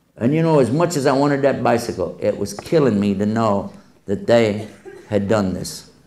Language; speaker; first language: English; native; English